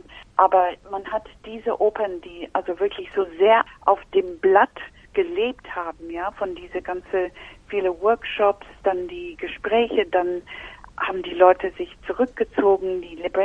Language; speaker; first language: German; non-native, fluent; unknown